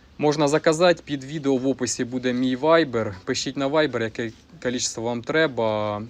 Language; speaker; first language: Ukrainian; non-native, local second language; Russian